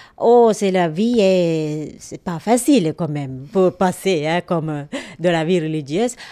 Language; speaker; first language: French; non-native, learner; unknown